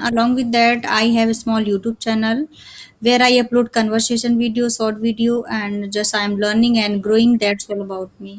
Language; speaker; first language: English; non-native, learner; Hindi